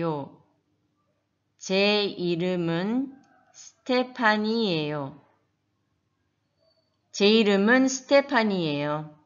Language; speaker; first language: Korean; non-native, fluent; Malagasy